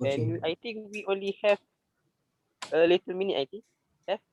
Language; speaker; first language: English; non-native, learner; Malay